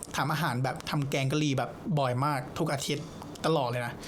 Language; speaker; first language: Thai; non-native, fluent; English